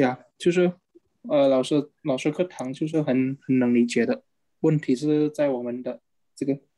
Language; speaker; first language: Chinese; non-native, fluent; Indonesian